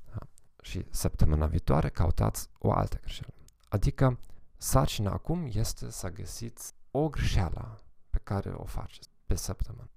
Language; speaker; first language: Romanian; non-native, fluent; German